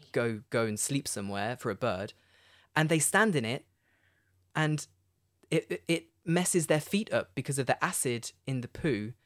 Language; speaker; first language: English; native; English